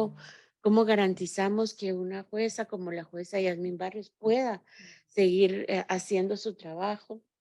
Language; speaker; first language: Spanish; native; Spanish